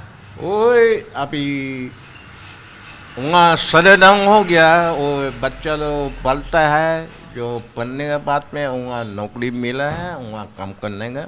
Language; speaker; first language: Hindi; non-native, local second language; Chinese